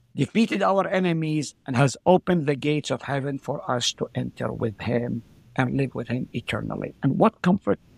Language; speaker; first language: English; non-native, fluent; Arabic